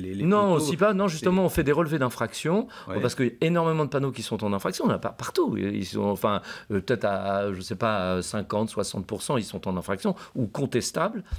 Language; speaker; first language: French; native; French